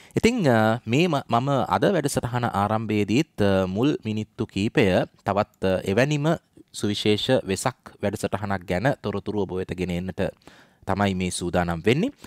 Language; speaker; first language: Sinhala; native; Sinhala